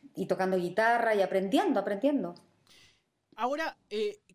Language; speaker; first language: Spanish; native; Spanish